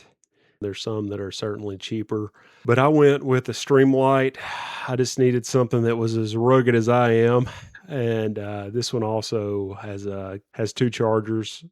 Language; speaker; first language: English; native; English